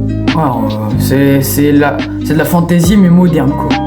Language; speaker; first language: French; native; French